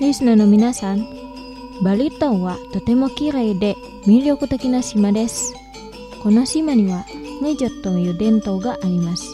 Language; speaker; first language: Japanese; non-native, fluent; Indonesian